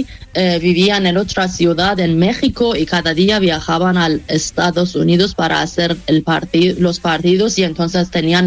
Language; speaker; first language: Spanish; non-native, fluent; Persian